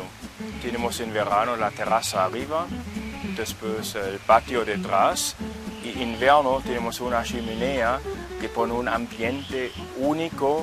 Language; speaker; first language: Spanish; non-native, fluent; German